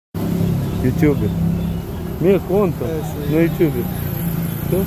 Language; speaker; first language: Portuguese; non-native, learner; English